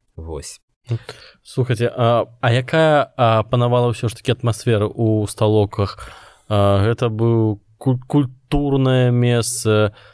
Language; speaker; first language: Belarusian; non-native, local second language; Russian